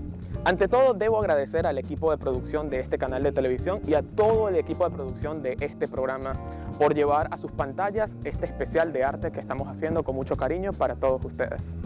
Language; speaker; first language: Spanish; native; Spanish